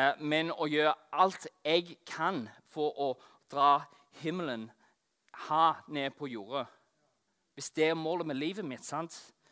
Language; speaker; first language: Norwegian; non-native, fluent; English